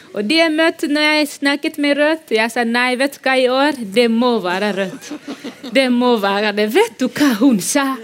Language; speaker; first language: Norwegian; non-native, fluent; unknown